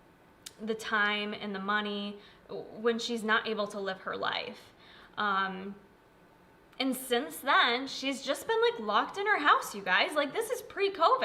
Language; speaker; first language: English; native; English